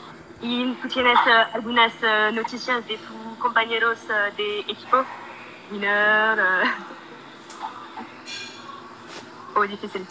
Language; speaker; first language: Spanish; non-native, learner; French